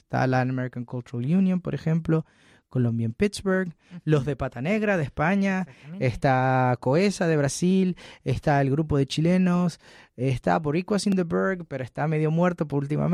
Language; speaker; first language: Spanish; native; Spanish